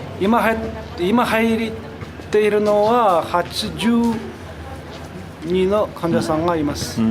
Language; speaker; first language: Japanese; non-native, fluent; Tibetan